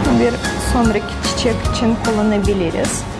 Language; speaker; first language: Turkish; non-native, fluent; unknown